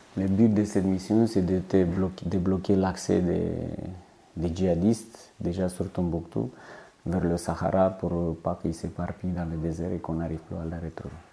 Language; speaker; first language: French; non-native, fluent; Romanian